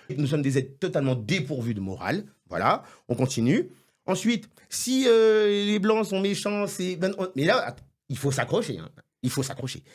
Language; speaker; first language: French; non-native, local second language; Haitian Creole